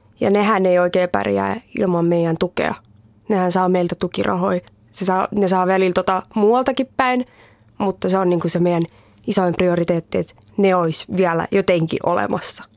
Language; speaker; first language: Finnish; early bilingual, heritage; Finnish